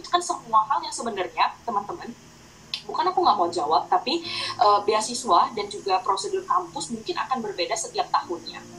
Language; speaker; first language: Indonesian; native; Indonesian